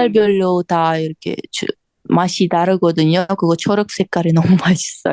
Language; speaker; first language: Korean; non-native, fluent; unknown